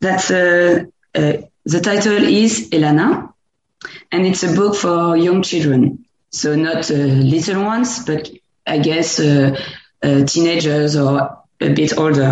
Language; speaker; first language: English; non-native, fluent; French